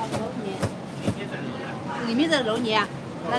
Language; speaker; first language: Chinese; native; Chinese